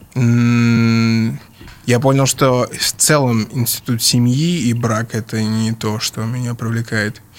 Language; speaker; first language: Russian; early bilingual, other home language; English